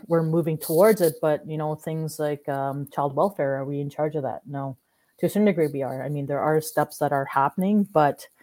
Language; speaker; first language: English; native; English